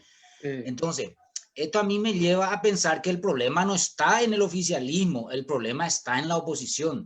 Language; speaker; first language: Spanish; native; Spanish